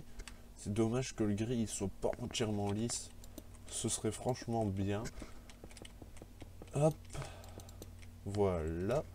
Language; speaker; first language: French; native; French